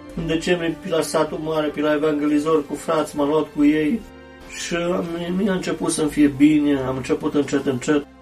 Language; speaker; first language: Romanian; early bilingual, heritage; Romanian